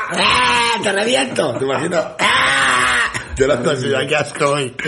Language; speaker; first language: Spanish; native; Spanish